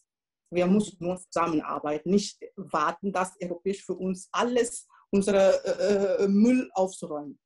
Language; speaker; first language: German; non-native, learner; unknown